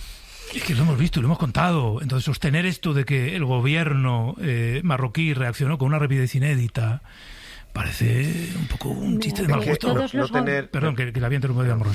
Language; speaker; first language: Spanish; native; Spanish